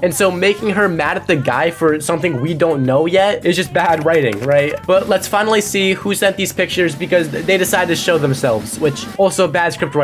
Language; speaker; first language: English; native; English